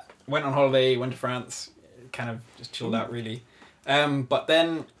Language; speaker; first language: English; native; English